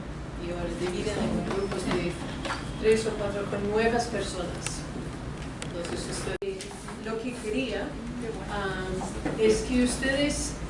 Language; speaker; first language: Spanish; non-native, fluent; English